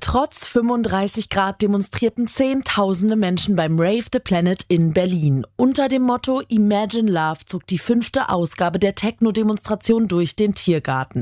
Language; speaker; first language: German; native; German